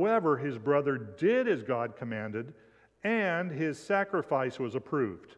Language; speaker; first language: English; native; English